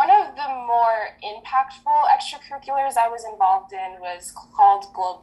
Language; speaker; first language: English; early bilingual, other home language; French